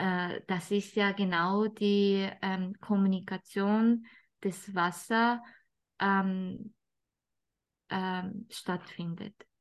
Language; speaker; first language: German; non-native, fluent; Japanese